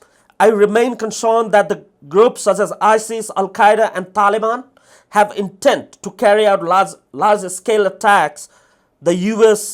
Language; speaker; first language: English; non-native, fluent; Nepali